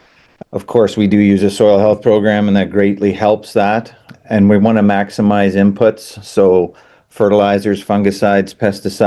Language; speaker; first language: English; native; English